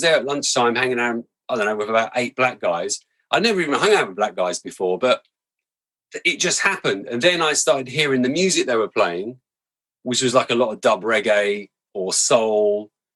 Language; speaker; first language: English; native; English